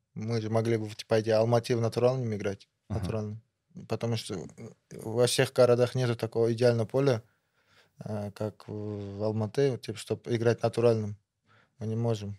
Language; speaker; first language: Russian; non-native, local second language; Kazakh